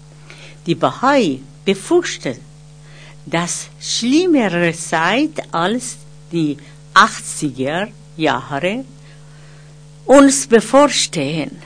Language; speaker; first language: German; non-native, fluent; Persian